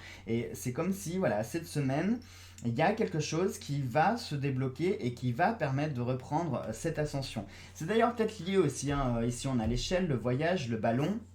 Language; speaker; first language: French; native; French